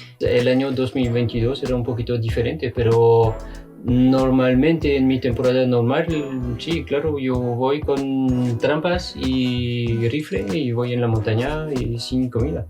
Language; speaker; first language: Spanish; non-native, fluent; French